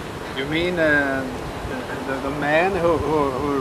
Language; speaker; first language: English; non-native, fluent; Swedish